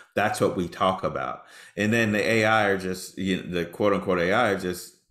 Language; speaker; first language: English; native; English